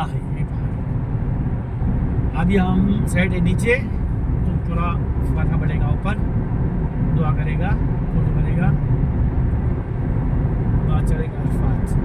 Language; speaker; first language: Hindi; non-native, learner; Baluchi